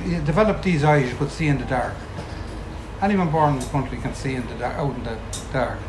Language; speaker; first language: English; native; English